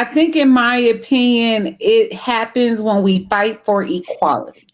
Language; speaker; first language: English; native; English